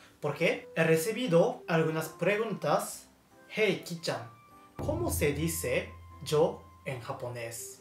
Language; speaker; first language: Spanish; non-native, learner; Japanese